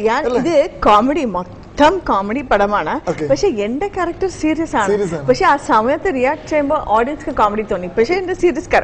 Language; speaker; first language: Malayalam; non-native, learner; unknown